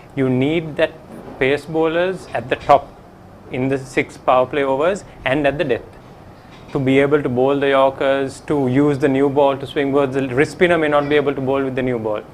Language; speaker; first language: English; non-native, local second language; Sinhala